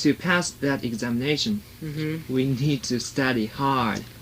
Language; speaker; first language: English; non-native, learner; Japanese